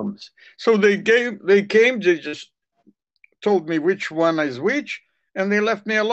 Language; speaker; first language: English; non-native, fluent; Hungarian